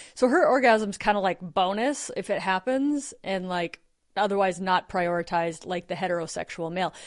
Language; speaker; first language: English; native; English